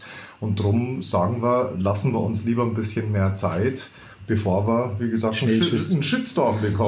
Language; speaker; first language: German; native; German